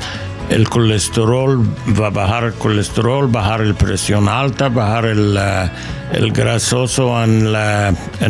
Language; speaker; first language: Spanish; non-native, learner; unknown